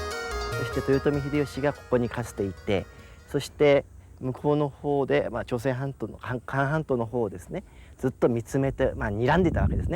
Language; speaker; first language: Japanese; non-native, fluent; Korean